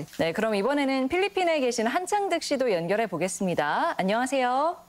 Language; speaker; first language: Korean; native; Korean